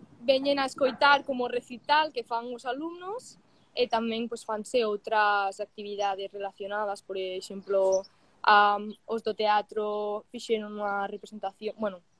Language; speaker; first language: Galician; non-native, learner; Catalan